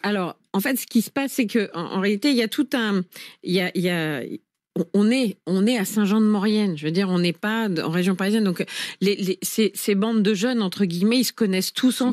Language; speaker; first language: French; native; French